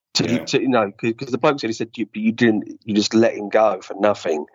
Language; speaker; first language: English; native; English